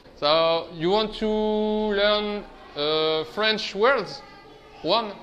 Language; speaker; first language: English; non-native, learner; French